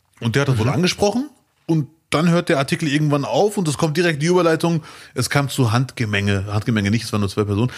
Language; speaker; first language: German; early bilingual, other home language; Arabic